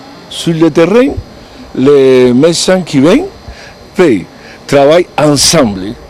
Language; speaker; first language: French; non-native, learner; Spanish